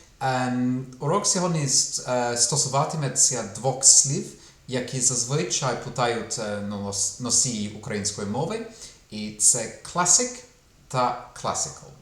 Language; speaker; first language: Ukrainian; non-native, fluent; English